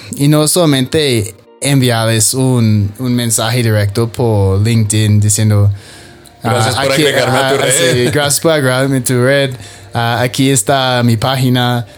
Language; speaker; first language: Spanish; non-native, fluent; English